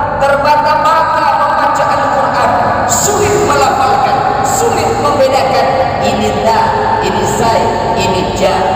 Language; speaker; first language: Malay; non-native, local second language; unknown